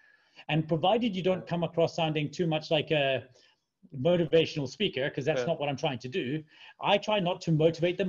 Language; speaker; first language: English; native; English